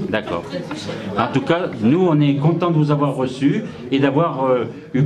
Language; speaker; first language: French; native; French